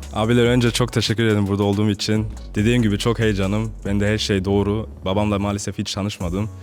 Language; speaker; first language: Turkish; early bilingual, heritage; Turkish